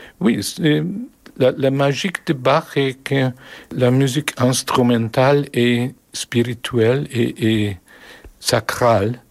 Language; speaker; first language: French; non-native, learner; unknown